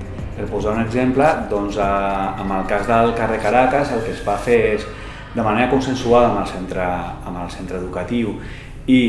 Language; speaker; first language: Catalan; native; Catalan